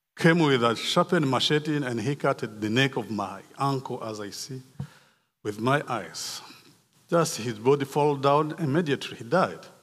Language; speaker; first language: English; non-native, local second language; Kinyarwanda